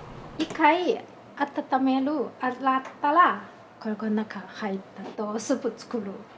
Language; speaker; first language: Japanese; non-native, learner; Chinese